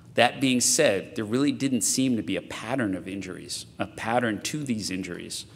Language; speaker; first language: English; native; English